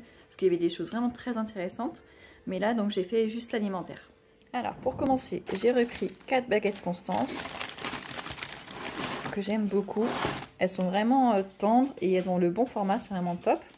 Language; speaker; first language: French; native; French